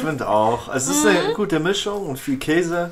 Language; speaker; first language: German; native; German